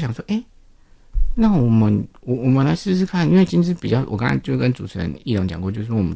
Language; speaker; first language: Chinese; non-native, local second language; Min Nan Chinese